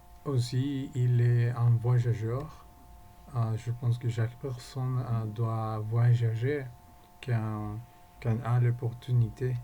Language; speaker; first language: French; non-native, learner; Spanish